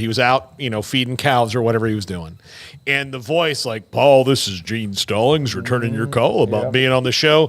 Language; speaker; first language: English; native; English